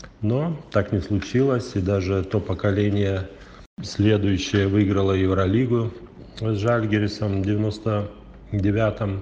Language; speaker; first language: Russian; non-native, local second language; Lithuanian